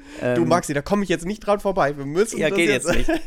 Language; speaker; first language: German; native; German